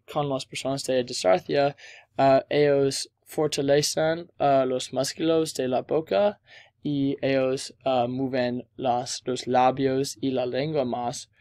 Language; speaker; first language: Spanish; non-native, learner; English